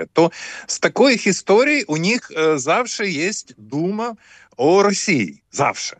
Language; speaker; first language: Polish; non-native, fluent; Ukrainian